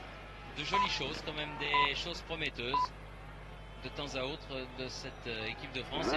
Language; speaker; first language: French; native; French